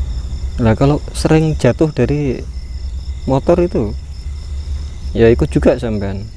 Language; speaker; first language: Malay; non-native, local second language; Javanese